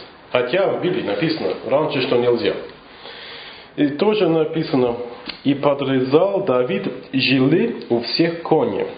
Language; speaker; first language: Russian; non-native, fluent; English